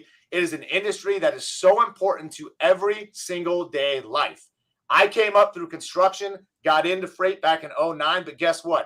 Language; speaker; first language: English; native; English